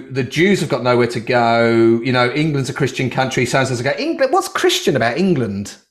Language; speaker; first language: English; native; English